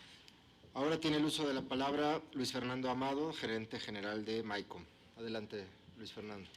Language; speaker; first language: Spanish; native; Spanish